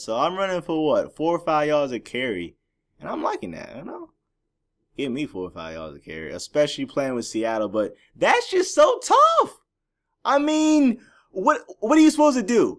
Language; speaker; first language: English; native; English